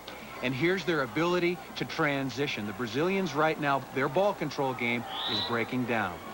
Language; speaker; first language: English; native; English